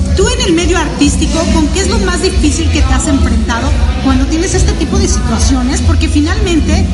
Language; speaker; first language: Spanish; native; Spanish